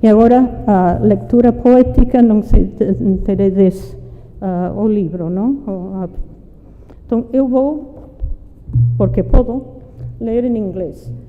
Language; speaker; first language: Portuguese; non-native, fluent; English